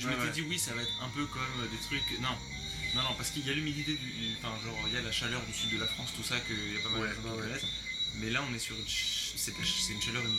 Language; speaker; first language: French; native; French